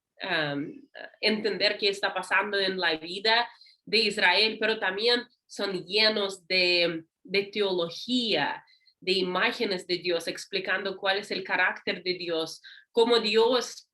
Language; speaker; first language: Spanish; non-native, learner; English